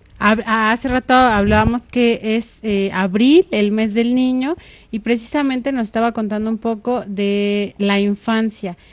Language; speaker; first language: Spanish; native; Spanish